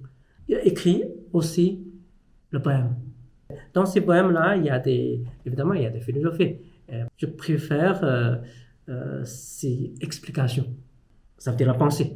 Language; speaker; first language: French; non-native, fluent; Chinese